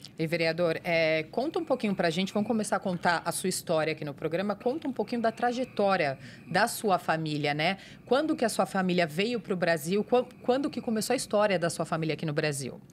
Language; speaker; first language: Portuguese; native; Portuguese